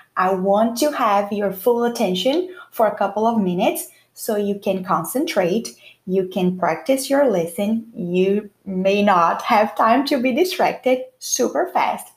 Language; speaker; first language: English; non-native, fluent; Portuguese